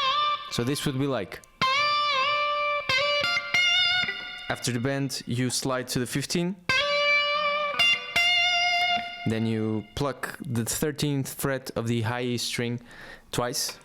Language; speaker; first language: English; non-native, fluent; Portuguese